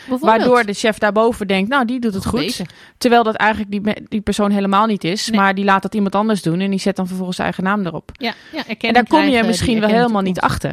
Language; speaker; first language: Dutch; native; Dutch